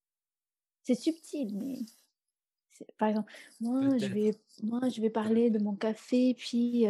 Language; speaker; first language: French; non-native, fluent; English